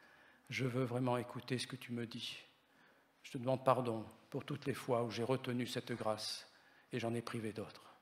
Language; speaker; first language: French; native; French